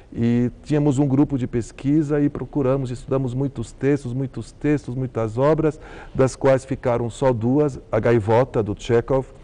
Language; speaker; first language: Portuguese; early bilingual, heritage; Arabic